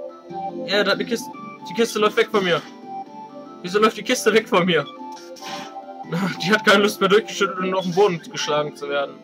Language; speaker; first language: German; native; German